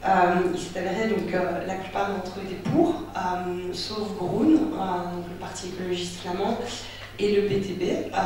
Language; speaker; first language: French; native; French